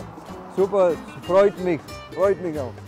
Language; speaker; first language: German; non-native, learner; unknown